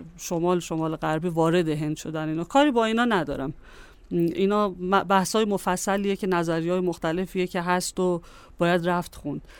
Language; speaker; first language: Persian; native; Persian